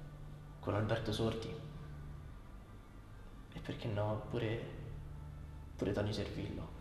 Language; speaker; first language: Italian; native; Italian